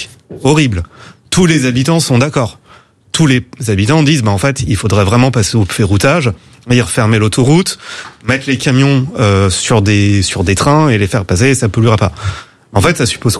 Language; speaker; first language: French; native; French